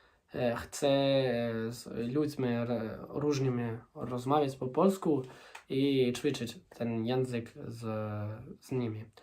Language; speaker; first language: Polish; non-native, learner; Spanish